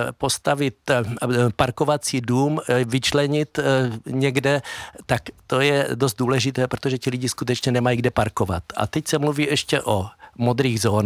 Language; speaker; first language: Czech; native; Czech